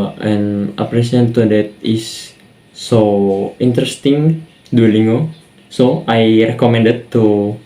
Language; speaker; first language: English; non-native, learner; Indonesian